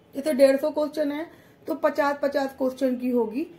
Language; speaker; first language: Hindi; native; Hindi